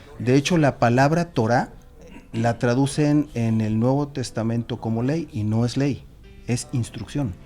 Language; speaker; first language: Spanish; native; Spanish